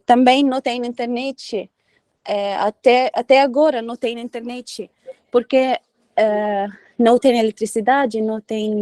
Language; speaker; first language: Portuguese; non-native, learner; Arabic